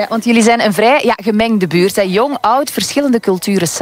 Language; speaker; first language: Dutch; native; Dutch